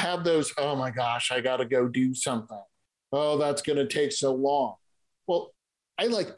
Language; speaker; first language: English; native; English